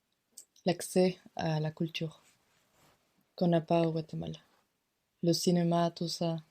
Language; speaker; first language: French; non-native, fluent; Spanish